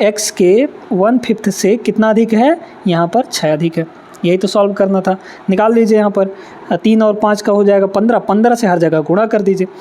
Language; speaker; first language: Hindi; native; Hindi